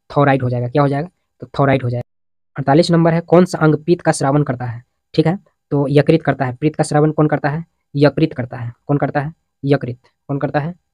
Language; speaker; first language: Hindi; native; Hindi